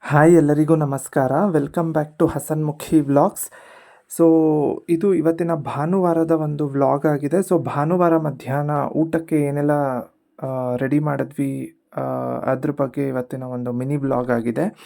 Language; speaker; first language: Kannada; non-native, local second language; Konkani